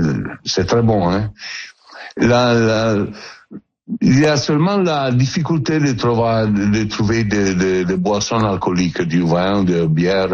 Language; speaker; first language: French; non-native, learner; Italian